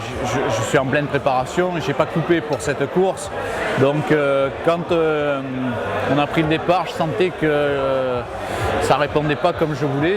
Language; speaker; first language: French; native; French